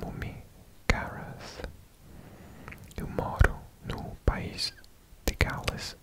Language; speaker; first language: Portuguese; non-native, learner; English